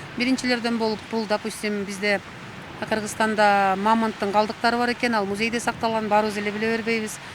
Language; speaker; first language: Kyrgyz; native; Kyrgyz